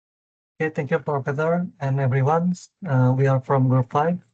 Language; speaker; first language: English; non-native, learner; Chinese